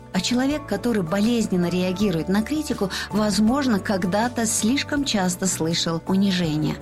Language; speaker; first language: Russian; non-native, local second language; Tajik